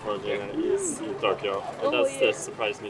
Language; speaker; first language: English; non-native, learner; Polish